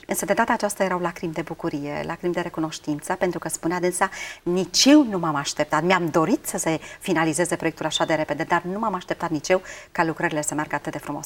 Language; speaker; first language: Romanian; native; Romanian